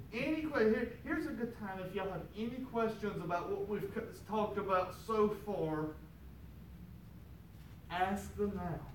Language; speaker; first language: English; native; English